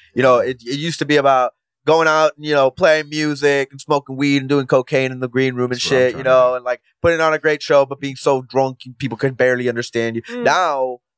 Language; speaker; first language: English; non-native, fluent; Spanish